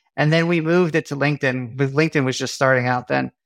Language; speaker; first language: English; native; English